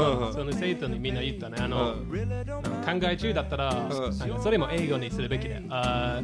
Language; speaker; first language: Japanese; non-native, fluent; English